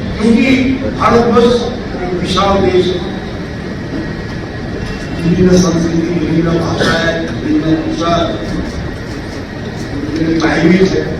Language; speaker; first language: Hindi; non-native, local second language; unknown